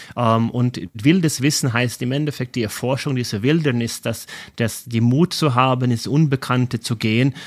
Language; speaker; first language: German; non-native, fluent; Norwegian